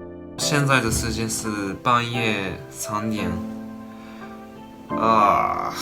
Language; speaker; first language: Chinese; non-native, fluent; Japanese